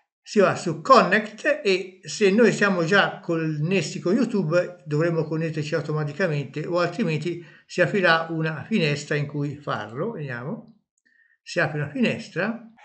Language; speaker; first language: Italian; native; Italian